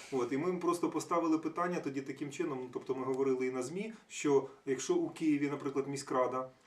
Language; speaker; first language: Ukrainian; native; Ukrainian